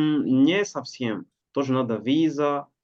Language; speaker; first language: Russian; non-native, fluent; Portuguese